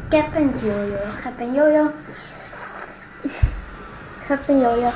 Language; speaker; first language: Dutch; non-native, learner; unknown